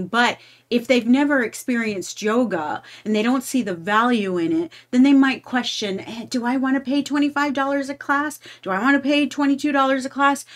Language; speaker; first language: English; native; English